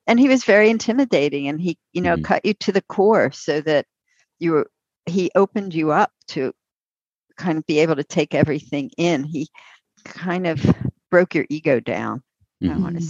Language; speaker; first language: English; native; English